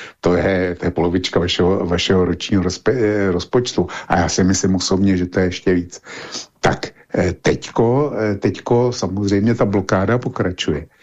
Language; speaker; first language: Czech; native; Czech